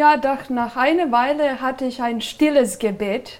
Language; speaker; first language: German; non-native, fluent; Serbian